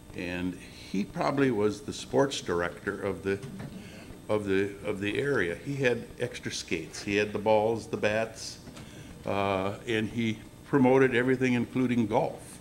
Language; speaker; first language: English; native; English